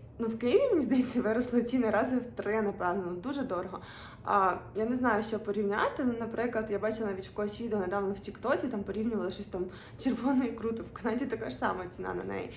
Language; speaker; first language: Ukrainian; non-native, local second language; Russian